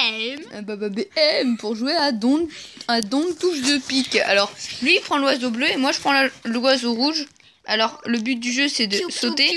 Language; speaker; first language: French; native; French